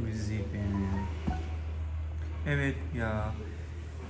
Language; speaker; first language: Turkish; non-native, learner; Urdu